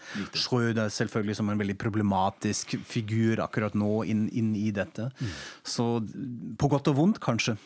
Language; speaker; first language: Norwegian; non-native, fluent; German